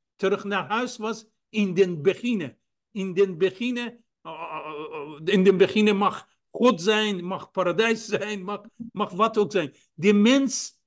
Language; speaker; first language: Dutch; non-native, fluent; Persian